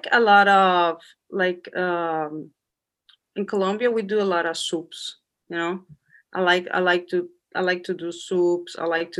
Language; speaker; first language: English; non-native, fluent; Spanish